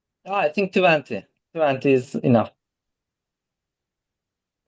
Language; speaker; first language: English; non-native, fluent; Turkish